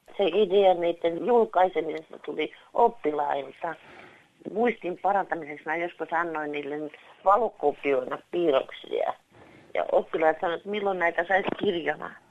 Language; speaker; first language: Finnish; native; Finnish